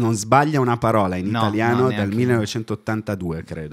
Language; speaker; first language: Italian; native; Italian